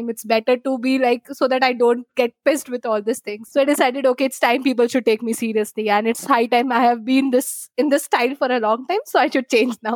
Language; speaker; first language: English; non-native, local second language; Bangla